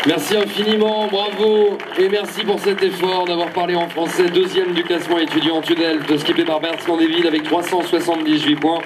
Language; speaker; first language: French; native; French